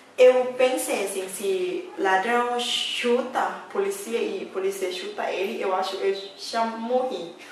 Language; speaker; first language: Portuguese; non-native, learner; Thai